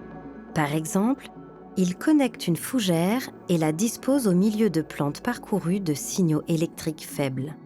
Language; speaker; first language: French; native; French